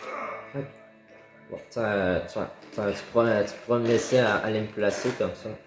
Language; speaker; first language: French; native; French